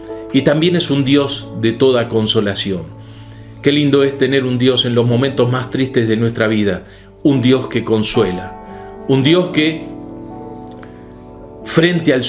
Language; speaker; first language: Spanish; native; Spanish